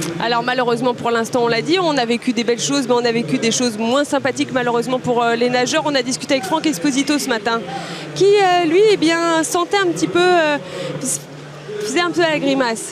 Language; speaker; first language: French; native; French